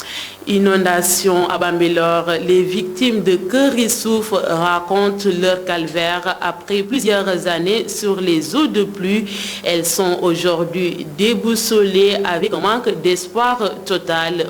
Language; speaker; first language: French; non-native, local second language; Wolof